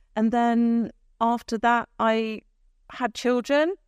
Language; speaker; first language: English; native; English